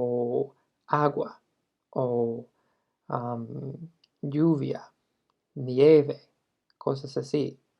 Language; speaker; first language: Spanish; non-native, fluent; English